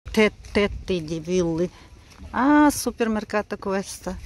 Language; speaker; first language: Italian; non-native, learner; Russian